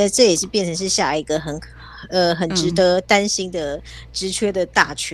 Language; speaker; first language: Chinese; native; Chinese